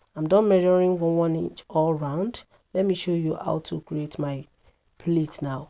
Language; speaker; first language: English; non-native, local second language; Yoruba